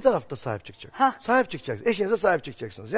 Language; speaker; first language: Turkish; native; Turkish